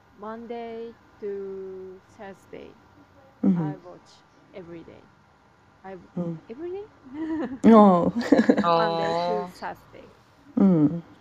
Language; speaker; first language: English; non-native, learner; Japanese